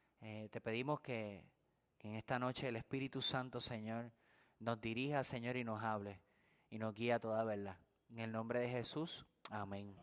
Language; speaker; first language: Spanish; native; Spanish